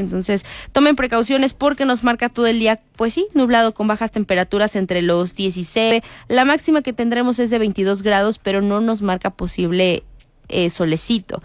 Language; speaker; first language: Spanish; native; Spanish